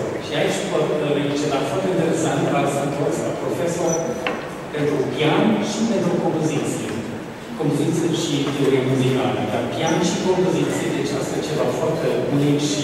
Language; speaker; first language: Romanian; non-native, fluent; German